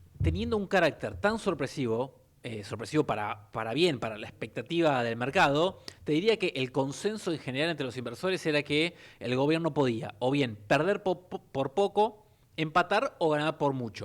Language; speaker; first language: Spanish; native; Spanish